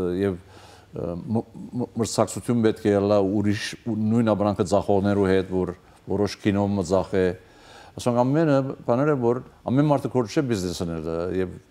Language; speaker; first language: Armenian; early bilingual, heritage; Armenian